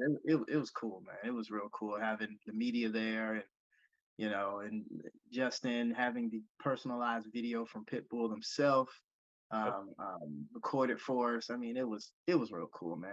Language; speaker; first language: English; native; English